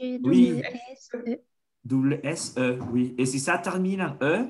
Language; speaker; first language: French; non-native, fluent; Spanish